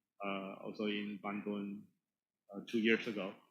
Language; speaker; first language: English; non-native, fluent; Chinese